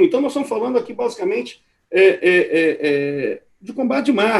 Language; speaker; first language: Portuguese; native; Portuguese